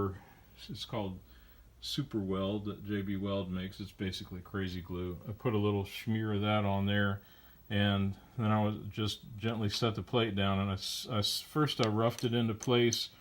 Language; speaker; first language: English; native; English